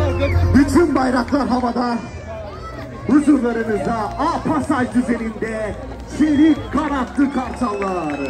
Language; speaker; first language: Turkish; native; Turkish